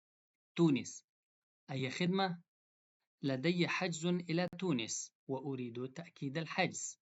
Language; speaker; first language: Arabic; non-native, fluent; Pashto